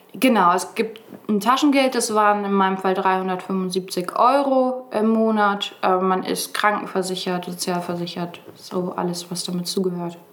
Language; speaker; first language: German; native; German